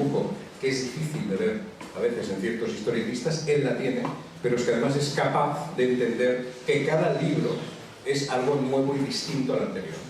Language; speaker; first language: Spanish; native; Spanish